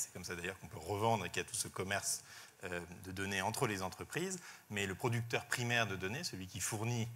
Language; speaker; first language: French; native; French